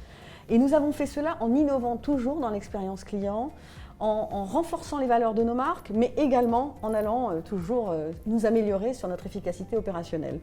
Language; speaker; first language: French; native; French